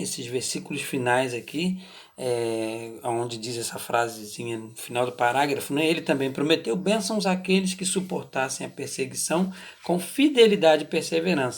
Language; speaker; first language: Portuguese; native; Portuguese